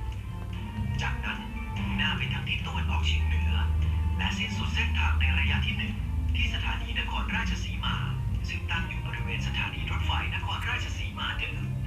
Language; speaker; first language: Thai; native; Thai